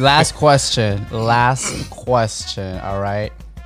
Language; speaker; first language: English; non-native, local second language; Filipino